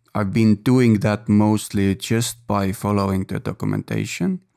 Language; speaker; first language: English; non-native, fluent; Estonian